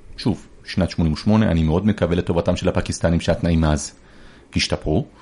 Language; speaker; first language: Hebrew; early bilingual, other home language; Persian